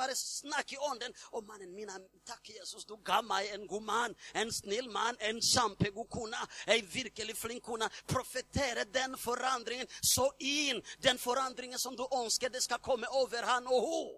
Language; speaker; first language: Swedish; non-native, fluent; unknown